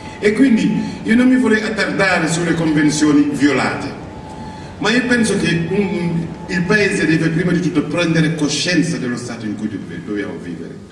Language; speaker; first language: Italian; non-native, fluent; Wolof